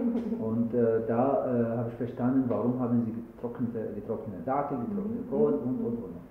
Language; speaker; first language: German; non-native, learner; Arabic